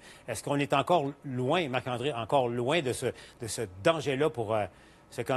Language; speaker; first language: French; native; French